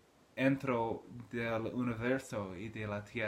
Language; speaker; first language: Spanish; non-native, learner; English